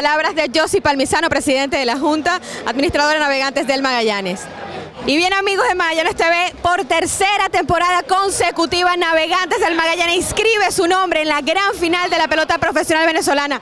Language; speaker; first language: Spanish; native; Spanish